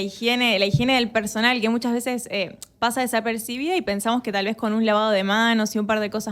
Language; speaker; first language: Spanish; native; Spanish